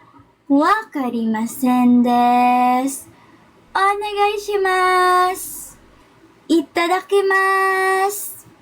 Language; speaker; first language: Japanese; non-native, learner; Filipino